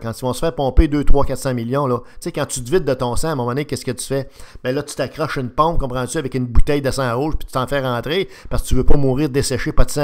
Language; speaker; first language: French; native; French